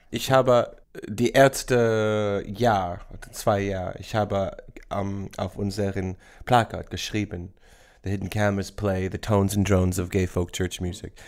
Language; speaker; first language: German; non-native, learner; English